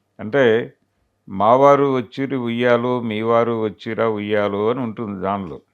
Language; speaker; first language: Telugu; native; Telugu